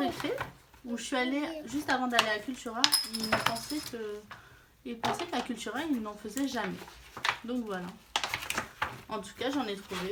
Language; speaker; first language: French; native; French